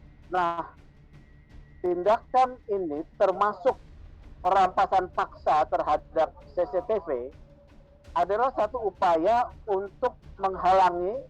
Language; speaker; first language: Indonesian; native; Indonesian